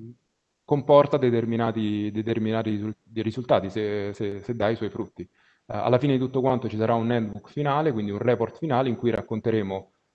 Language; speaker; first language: Italian; native; Italian